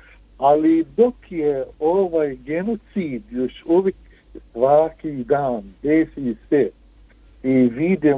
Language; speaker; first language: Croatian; non-native, fluent; Arabic